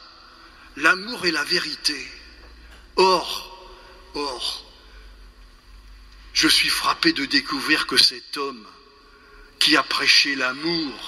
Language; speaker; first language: French; native; French